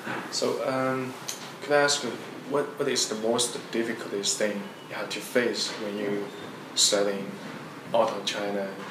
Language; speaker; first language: English; non-native, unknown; Chinese